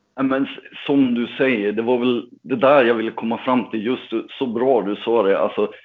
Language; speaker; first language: Swedish; non-native, fluent; English